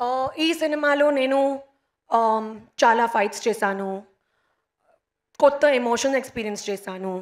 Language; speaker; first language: Telugu; non-native, local second language; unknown